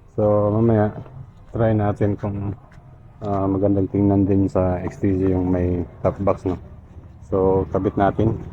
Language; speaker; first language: Filipino; non-native, local second language; Cebuano